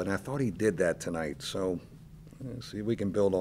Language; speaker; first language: English; native; English